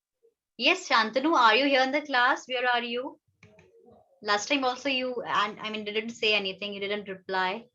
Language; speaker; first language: English; non-native, fluent; Hindi